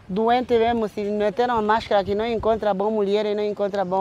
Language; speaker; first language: Portuguese; non-native, local second language; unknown